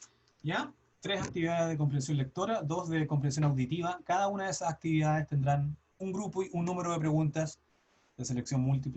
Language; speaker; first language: Spanish; native; Spanish